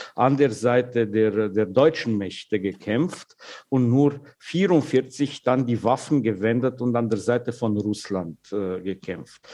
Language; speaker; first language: German; non-native, fluent; Russian